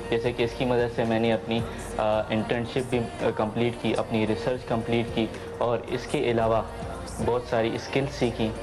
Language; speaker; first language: Urdu; non-native, local second language; Baluchi